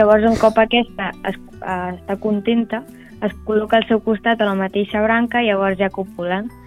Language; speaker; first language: Catalan; native; Catalan